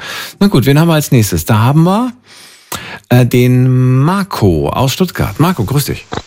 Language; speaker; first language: German; native; German